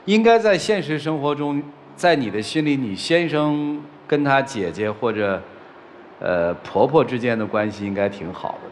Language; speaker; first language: Chinese; native; Chinese